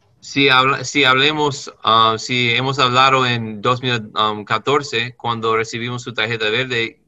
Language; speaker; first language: Spanish; non-native, learner; English